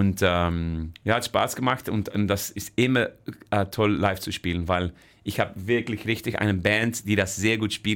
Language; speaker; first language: German; non-native, fluent; Dutch